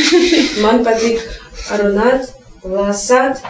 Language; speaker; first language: Latvian; non-native, learner; Russian